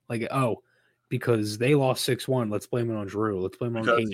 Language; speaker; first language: English; native; English